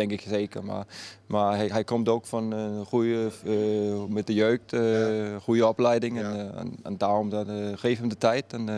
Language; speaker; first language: Dutch; non-native, fluent; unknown